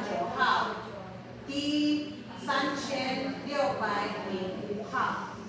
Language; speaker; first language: Chinese; non-native, fluent; Filipino